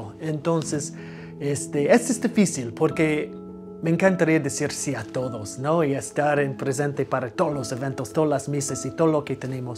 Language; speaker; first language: Spanish; non-native, fluent; English